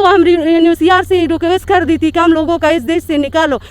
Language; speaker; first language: Hindi; non-native, learner; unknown